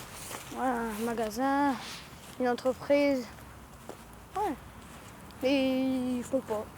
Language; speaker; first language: French; native; French